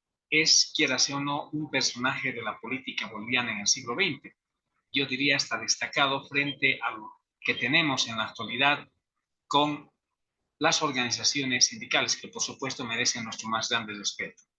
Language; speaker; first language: Spanish; native; Spanish